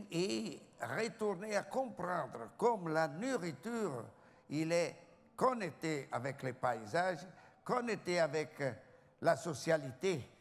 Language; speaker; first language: French; non-native, learner; Italian